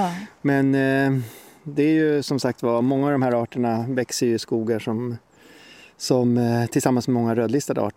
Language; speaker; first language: Swedish; native; Swedish